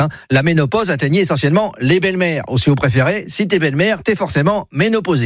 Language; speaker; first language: French; native; French